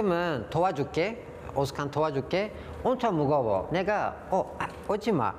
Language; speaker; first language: Korean; non-native, learner; Turkish